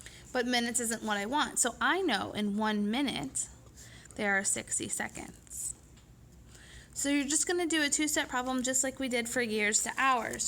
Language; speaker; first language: English; native; English